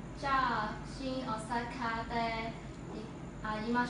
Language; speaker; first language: Japanese; non-native, learner; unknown